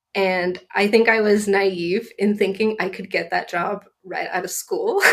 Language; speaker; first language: English; native; English